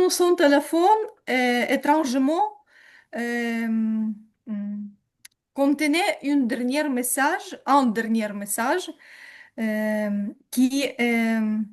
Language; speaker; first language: French; non-native, learner; Ukrainian